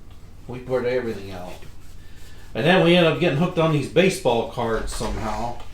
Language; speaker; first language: English; native; English